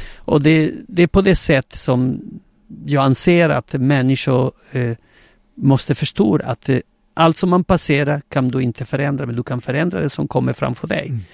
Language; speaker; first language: Swedish; non-native, fluent; Spanish